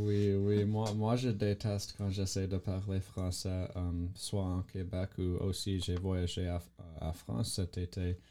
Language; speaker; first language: French; non-native, learner; English